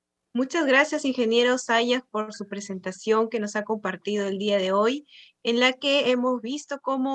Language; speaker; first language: Spanish; native; Spanish